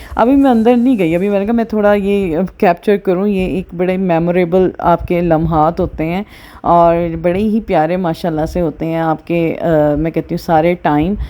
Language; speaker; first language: Urdu; non-native, local second language; Punjabi